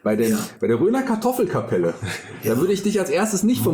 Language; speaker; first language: German; native; German